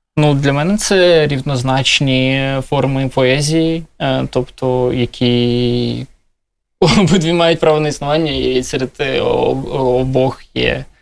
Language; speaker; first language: Ukrainian; non-native, local second language; Russian